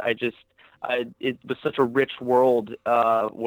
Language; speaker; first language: English; native; English